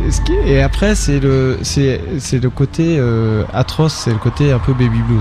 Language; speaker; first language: French; native; French